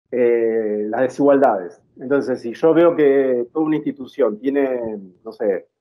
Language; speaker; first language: Spanish; native; Spanish